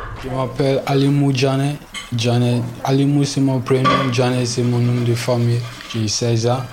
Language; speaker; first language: French; non-native, learner; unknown